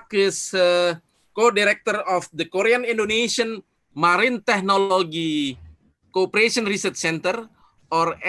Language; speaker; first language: English; non-native, fluent; Indonesian